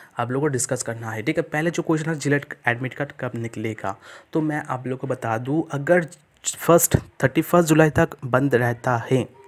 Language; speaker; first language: Hindi; non-native, local second language; Bangla